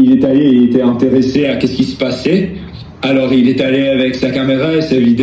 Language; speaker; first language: French; non-native, learner; English